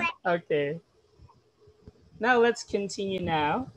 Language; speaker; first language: English; non-native, fluent; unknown